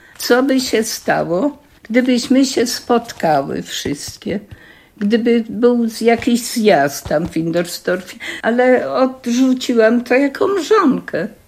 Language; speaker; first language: Polish; native; Polish